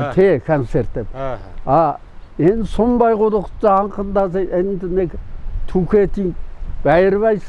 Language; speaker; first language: Mongolian; non-native, local second language; Kazakh